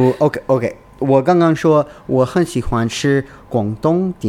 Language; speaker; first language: Chinese; non-native, learner; English